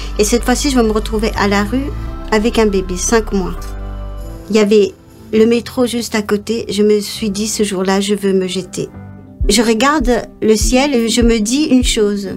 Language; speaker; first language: French; non-native, local second language; Morisyen